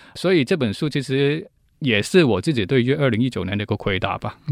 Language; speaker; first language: Chinese; non-native, local second language; Cantonese